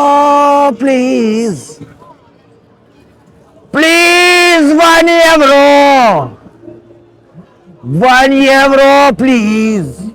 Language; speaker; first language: English; non-native, learner; Lithuanian